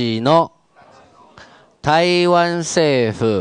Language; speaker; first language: Japanese; non-native, fluent; Chinese